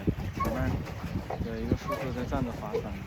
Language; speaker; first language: Chinese; native; Chinese